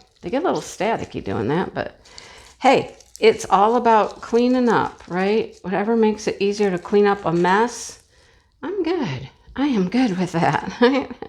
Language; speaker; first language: English; native; English